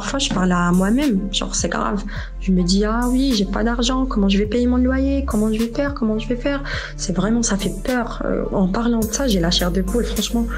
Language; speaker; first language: French; non-native, local second language; Arabic